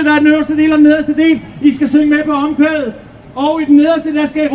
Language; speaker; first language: Danish; native; Danish